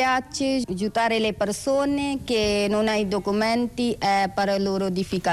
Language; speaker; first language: Italian; non-native, learner; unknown